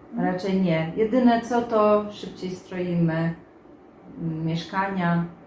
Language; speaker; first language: Polish; native; Polish